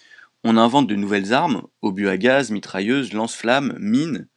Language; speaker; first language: French; native; French